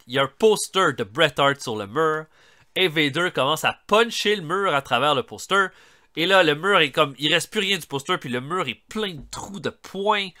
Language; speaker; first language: French; native; French